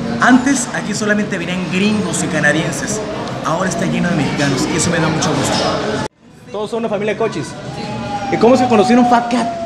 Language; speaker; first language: Spanish; native; Spanish